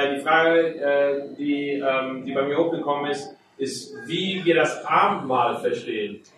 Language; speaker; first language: German; native; German